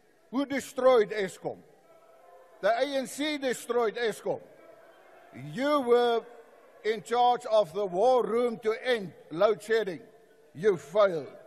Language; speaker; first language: English; non-native, local second language; Afrikaans